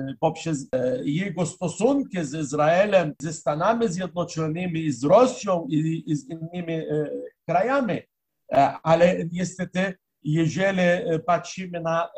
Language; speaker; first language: Polish; non-native, fluent; Arabic